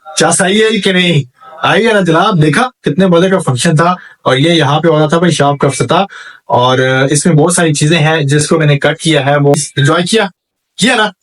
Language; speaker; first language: Urdu; non-native, local second language; Punjabi